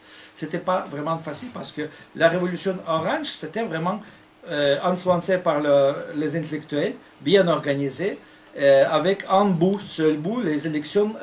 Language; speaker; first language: French; non-native, fluent; Russian